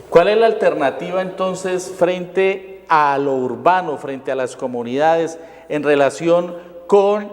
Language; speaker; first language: Spanish; native; Spanish